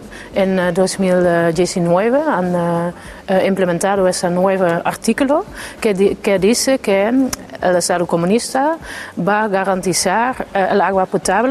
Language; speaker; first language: Spanish; non-native, fluent; Dutch